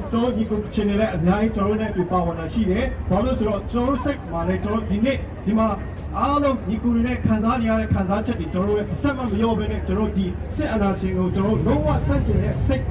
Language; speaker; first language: Burmese; non-native, local second language; Kachin